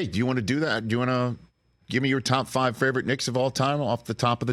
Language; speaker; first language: English; native; English